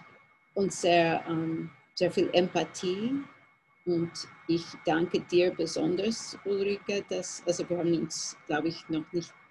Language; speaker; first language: German; non-native, fluent; English